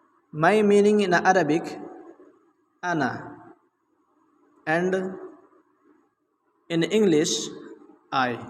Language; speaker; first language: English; non-native, learner; Urdu